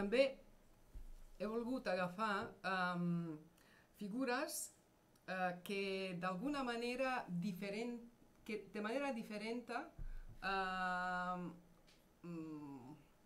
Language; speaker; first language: Catalan; non-native, fluent; Serbian